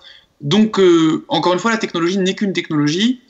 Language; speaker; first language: French; native; French